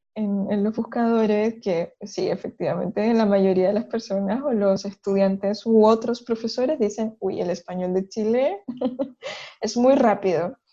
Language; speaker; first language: Spanish; native; Spanish